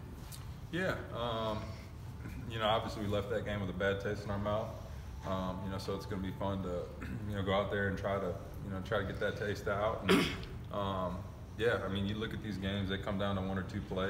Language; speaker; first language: English; native; English